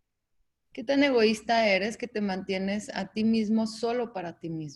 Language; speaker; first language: Spanish; native; Spanish